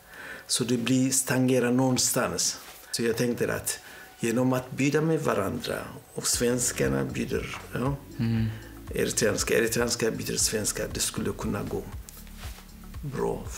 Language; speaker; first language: Swedish; non-native, fluent; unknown